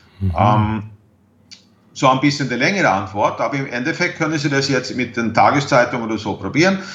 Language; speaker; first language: German; non-native, fluent; Swedish